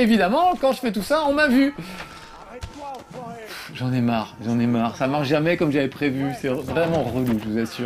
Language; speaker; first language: French; native; French